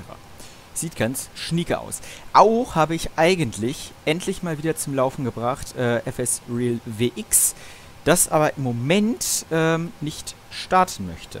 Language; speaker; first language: German; native; German